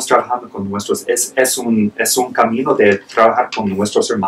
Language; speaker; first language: Spanish; non-native, fluent; English